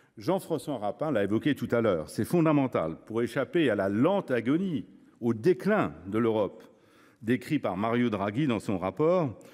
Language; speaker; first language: French; native; French